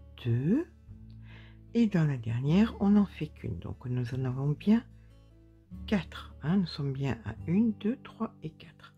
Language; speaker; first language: French; native; French